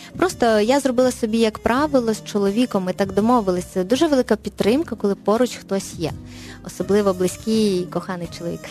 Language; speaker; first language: Ukrainian; non-native, local second language; Russian